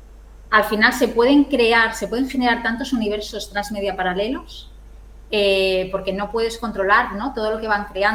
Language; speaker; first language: Spanish; native; Spanish